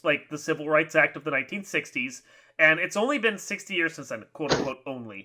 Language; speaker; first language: English; native; English